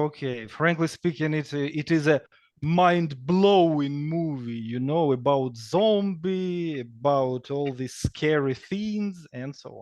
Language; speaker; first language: English; non-native, fluent; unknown